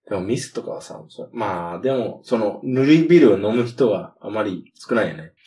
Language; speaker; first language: Japanese; non-native, fluent; English